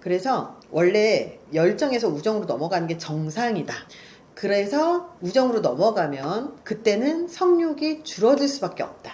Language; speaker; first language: Korean; native; Korean